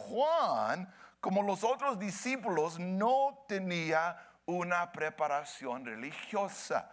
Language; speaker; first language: Spanish; early bilingual, heritage; Spanish